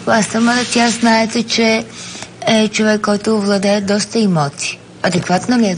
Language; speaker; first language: Bulgarian; native; Bulgarian